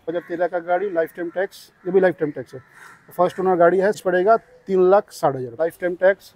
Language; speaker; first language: Hindi; non-native, local second language; Bangla